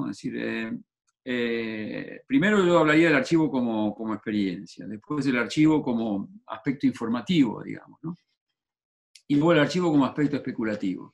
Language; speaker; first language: Spanish; native; Spanish